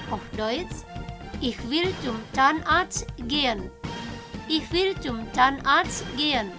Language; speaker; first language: German; non-native, fluent; Indonesian